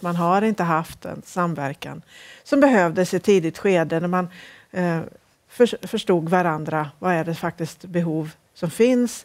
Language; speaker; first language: Swedish; native; Swedish